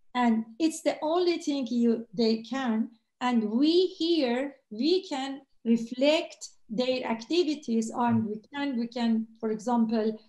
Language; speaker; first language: English; non-native, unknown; Persian